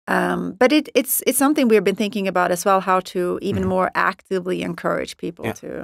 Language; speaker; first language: English; non-native, fluent; Swedish